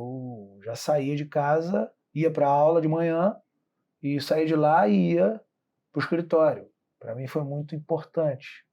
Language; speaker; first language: Portuguese; native; Portuguese